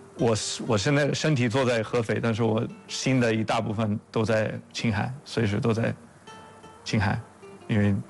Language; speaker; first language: Chinese; non-native, fluent; English